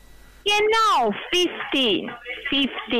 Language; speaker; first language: German; non-native, learner; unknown